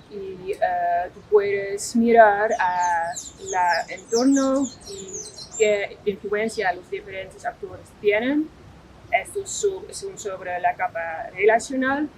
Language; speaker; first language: Spanish; non-native, fluent; Dutch